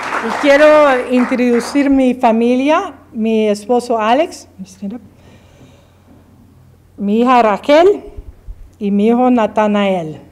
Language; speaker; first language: Spanish; early bilingual, heritage; English